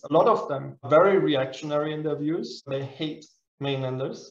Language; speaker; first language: English; non-native, fluent; German